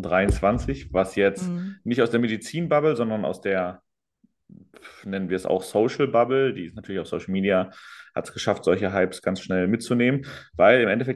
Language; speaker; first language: German; native; German